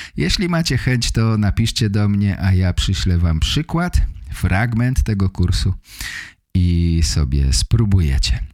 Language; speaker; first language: Polish; native; Polish